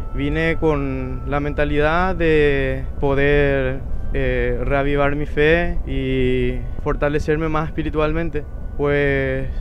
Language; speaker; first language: Spanish; native; Spanish